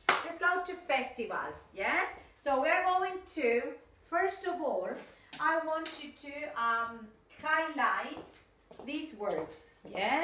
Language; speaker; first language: English; non-native, fluent; Spanish